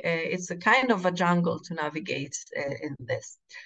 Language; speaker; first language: English; non-native, fluent; Italian